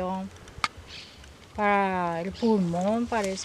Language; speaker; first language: Spanish; non-native, local second language; Guarani